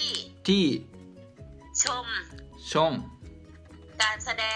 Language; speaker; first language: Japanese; non-native, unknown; Thai